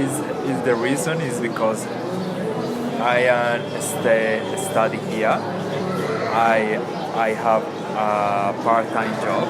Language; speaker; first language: English; non-native, learner; Spanish